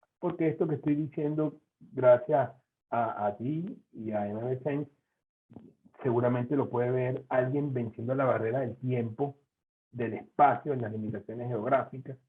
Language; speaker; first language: Spanish; native; Spanish